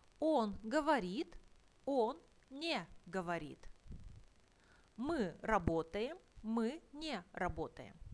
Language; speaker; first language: Russian; non-native, fluent; Turkish